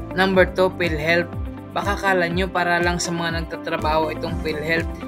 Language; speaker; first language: Filipino; non-native, local second language; Hiligaynon